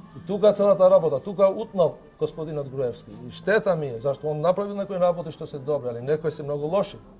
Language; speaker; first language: Macedonian; non-native, local second language; Albanian